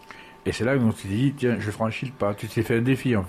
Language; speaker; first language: French; native; French